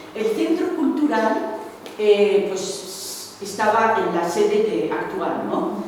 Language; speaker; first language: Spanish; non-native, fluent; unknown